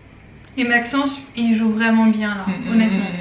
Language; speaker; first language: French; native; French